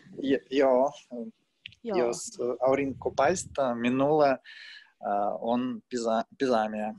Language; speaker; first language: Finnish; non-native, learner; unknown